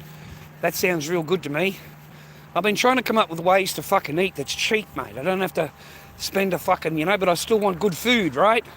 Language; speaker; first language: English; native; English